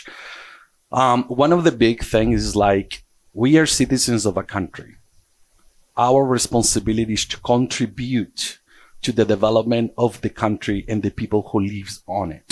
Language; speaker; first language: English; early bilingual, other home language; Portuguese